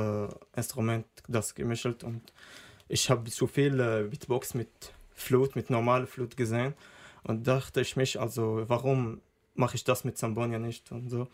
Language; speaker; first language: German; non-native, learner; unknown